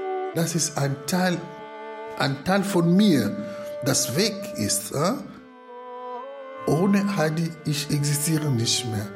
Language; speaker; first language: German; non-native, fluent; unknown